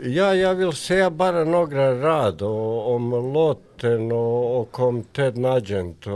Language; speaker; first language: Swedish; non-native, fluent; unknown